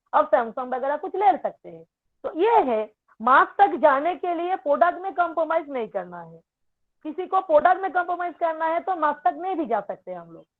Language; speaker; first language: Hindi; non-native, local second language; Bangla